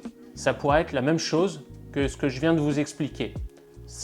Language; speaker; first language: French; native; French